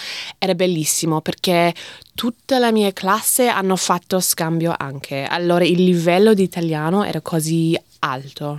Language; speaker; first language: Italian; non-native, fluent; English